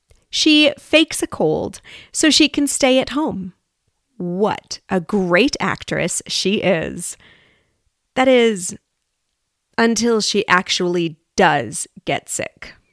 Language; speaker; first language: English; native; English